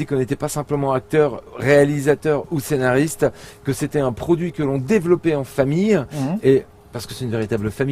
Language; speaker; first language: French; native; French